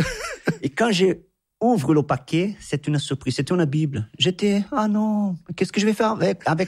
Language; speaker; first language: French; non-native, fluent; Portuguese